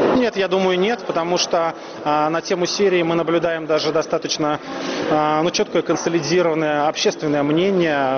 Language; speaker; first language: Russian; native; Russian